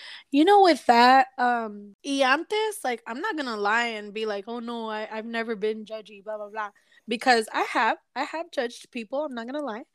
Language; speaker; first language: English; early bilingual, other home language; Spanish